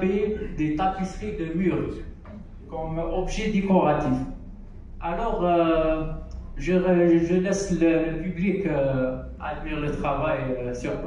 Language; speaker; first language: French; non-native, local second language; Arabic